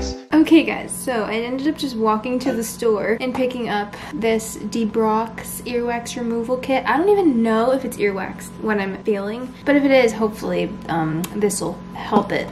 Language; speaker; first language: English; native; English